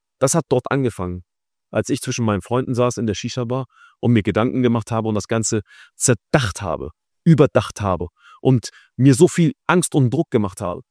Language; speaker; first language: German; early bilingual, other home language; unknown